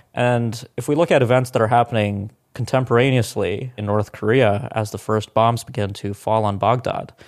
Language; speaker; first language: English; non-native, local second language; Hindi